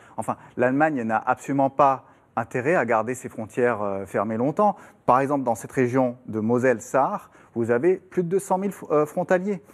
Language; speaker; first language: French; non-native, fluent; German